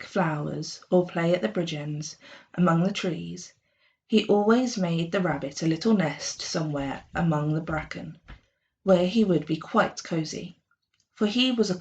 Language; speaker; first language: English; native; English